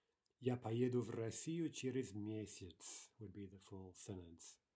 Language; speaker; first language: Russian; non-native, fluent; English